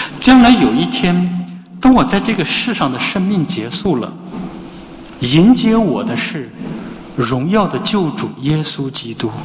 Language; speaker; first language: Chinese; native; Chinese